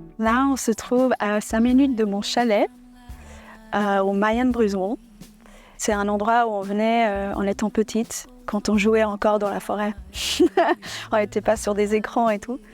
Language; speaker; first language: French; early bilingual, other home language; English